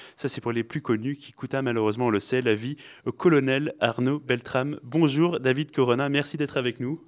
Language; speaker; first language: French; native; French